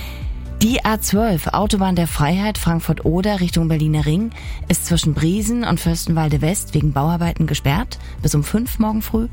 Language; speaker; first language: German; native; German